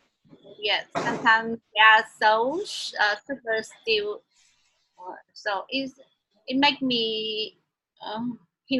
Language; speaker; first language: English; non-native, learner; Vietnamese